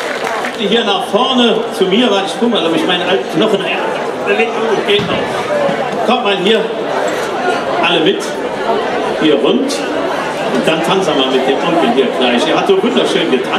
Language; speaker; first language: German; native; German